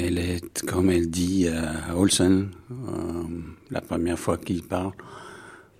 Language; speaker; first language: French; non-native, fluent; English